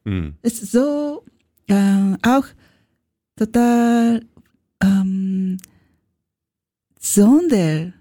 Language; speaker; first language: German; non-native, learner; Japanese